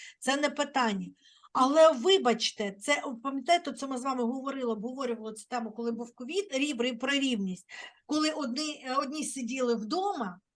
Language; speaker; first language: Ukrainian; native; Ukrainian